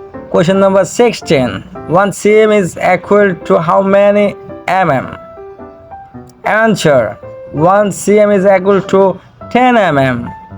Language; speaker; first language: English; non-native, local second language; Bangla